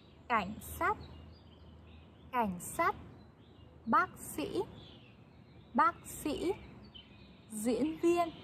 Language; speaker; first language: Vietnamese; non-native, fluent; Korean